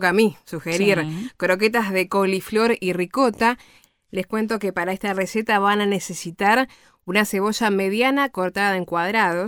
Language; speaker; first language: Spanish; native; Spanish